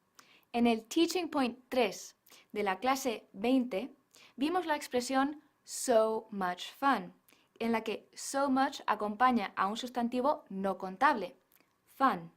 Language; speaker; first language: Spanish; non-native, fluent; English